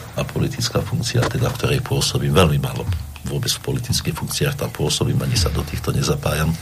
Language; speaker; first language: Slovak; native; Slovak